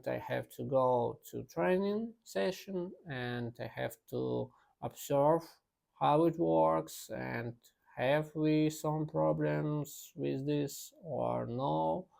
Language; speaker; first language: English; non-native, learner; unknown